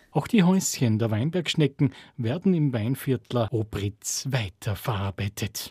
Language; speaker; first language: German; native; German